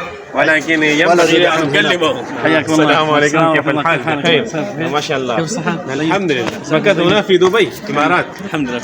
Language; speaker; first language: Arabic; non-native, fluent; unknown